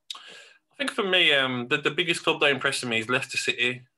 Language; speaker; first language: English; native; English